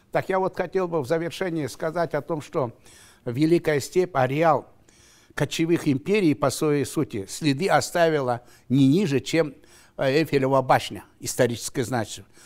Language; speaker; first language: Russian; non-native, local second language; Kazakh